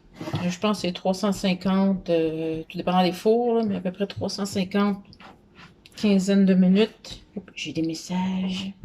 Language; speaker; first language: French; native; French